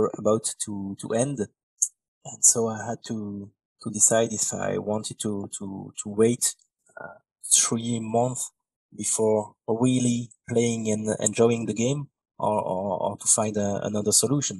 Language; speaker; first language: English; non-native, fluent; French